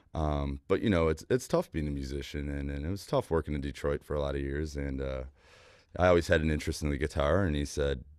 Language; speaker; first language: English; native; English